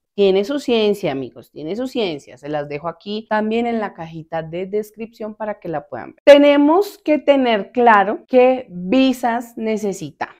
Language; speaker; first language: Spanish; native; Spanish